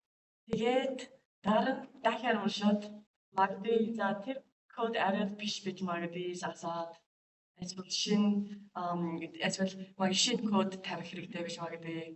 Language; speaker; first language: Mongolian; non-native, learner; English